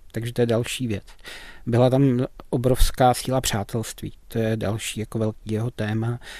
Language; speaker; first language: Czech; native; Czech